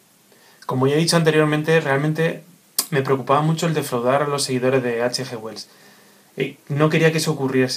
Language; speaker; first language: Spanish; native; Spanish